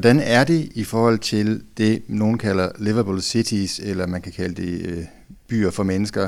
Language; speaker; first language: Danish; native; Danish